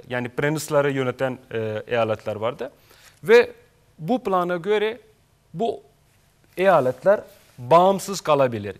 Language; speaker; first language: Turkish; non-native, fluent; Kashmiri